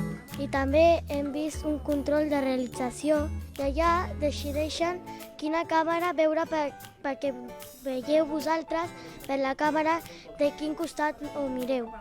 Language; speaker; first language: Catalan; non-native, local second language; Spanish